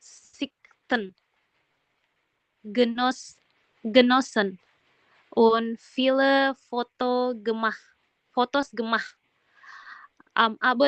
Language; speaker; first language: German; non-native, learner; Indonesian